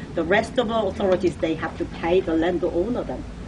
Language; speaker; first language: English; non-native, fluent; Korean